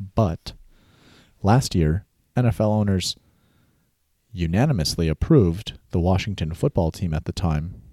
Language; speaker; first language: English; native; English